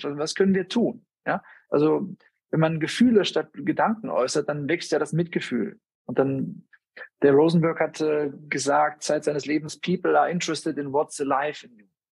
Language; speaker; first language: German; native; German